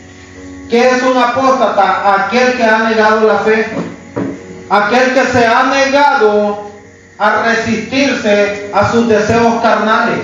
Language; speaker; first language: Spanish; native; Spanish